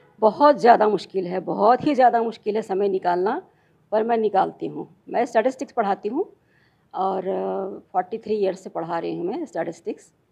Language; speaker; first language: Hindi; non-native, local second language; Chhattisgarhi